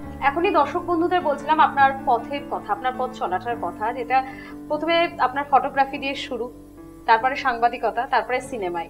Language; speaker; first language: Bangla; native; Bangla